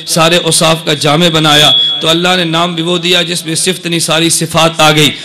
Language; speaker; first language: Urdu; non-native, local second language; Punjabi